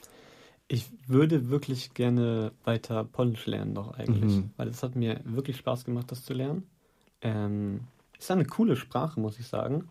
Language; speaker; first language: German; native; German